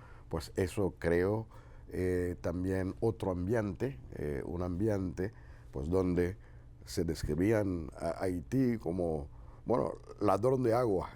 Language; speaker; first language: Spanish; non-native, fluent; Haitian Creole